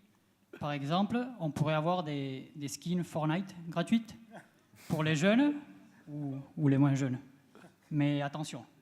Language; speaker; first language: French; non-native, learner; Spanish